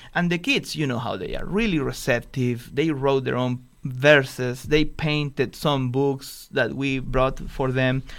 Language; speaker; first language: English; non-native, fluent; Spanish